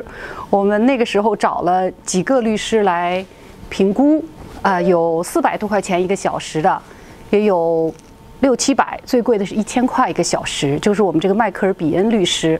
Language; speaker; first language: Chinese; native; Chinese